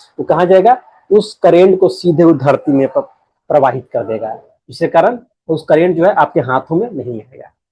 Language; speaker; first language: Hindi; native; Hindi